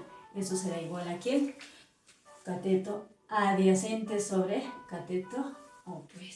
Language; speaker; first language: Spanish; native; Spanish